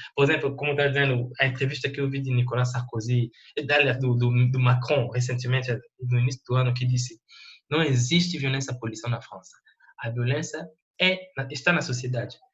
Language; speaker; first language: Portuguese; non-native, fluent; French